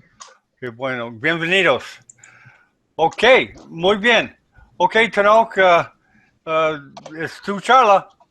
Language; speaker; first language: Spanish; non-native, learner; English